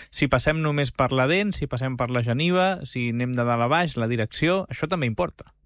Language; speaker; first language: Catalan; native; Catalan